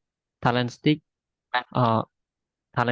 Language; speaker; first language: English; non-native, learner; Khmer